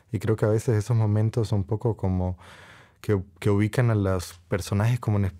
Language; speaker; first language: Spanish; native; Spanish